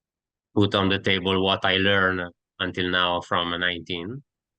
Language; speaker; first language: English; non-native, learner; Italian